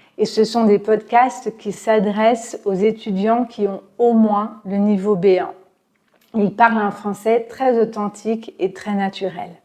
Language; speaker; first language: French; native; French